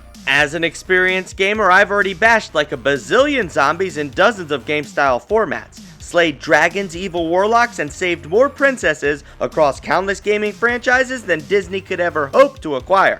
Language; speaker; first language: English; native; English